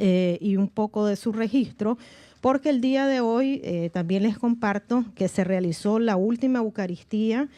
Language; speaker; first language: Spanish; native; Spanish